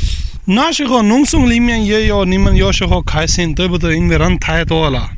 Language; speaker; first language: Chinese; non-native, learner; Punjabi